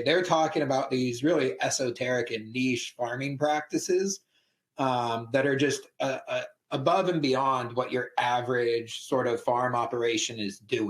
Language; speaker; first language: English; native; English